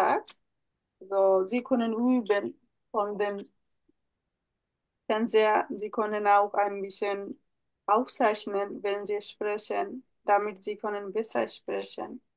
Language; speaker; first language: German; non-native, learner; Bangla